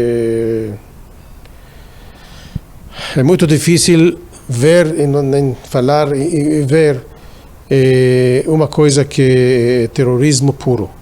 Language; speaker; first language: Portuguese; non-native, fluent; Hebrew